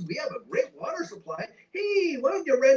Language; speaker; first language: English; native; English